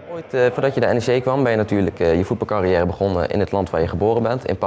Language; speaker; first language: Dutch; native; Dutch